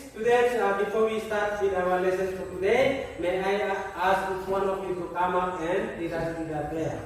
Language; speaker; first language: English; non-native, learner; Indonesian